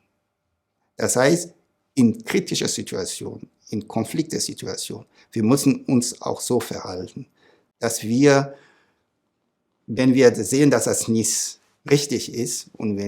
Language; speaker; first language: German; non-native, fluent; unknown